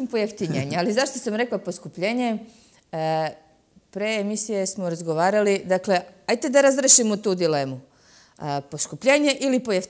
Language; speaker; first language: Serbian; native; Serbian